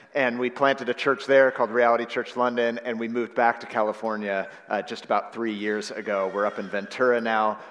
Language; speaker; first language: English; native; English